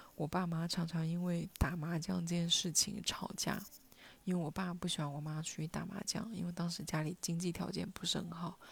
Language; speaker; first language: Chinese; non-native, local second language; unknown